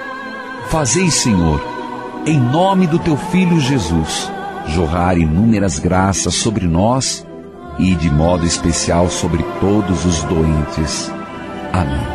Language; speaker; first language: Portuguese; native; Portuguese